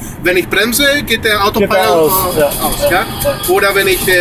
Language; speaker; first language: German; non-native, learner; Greek